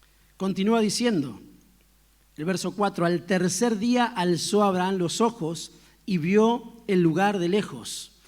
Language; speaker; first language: Spanish; native; Spanish